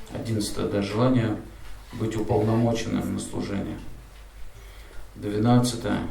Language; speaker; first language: Russian; native; Russian